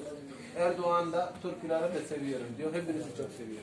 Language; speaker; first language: Turkish; non-native, fluent; Somali